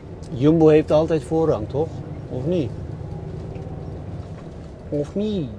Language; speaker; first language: Dutch; non-native, fluent; Turkish